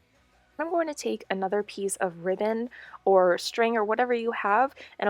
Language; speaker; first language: English; native; English